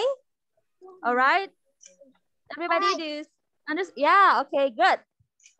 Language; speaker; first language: English; non-native, learner; Indonesian